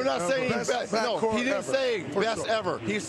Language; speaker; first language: English; native; English